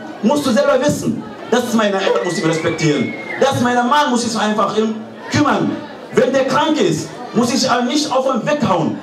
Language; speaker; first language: German; non-native, learner; Fula